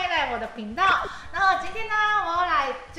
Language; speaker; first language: Chinese; non-native, learner; Japanese